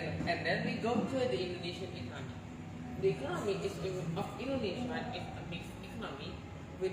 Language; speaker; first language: English; non-native, learner; Indonesian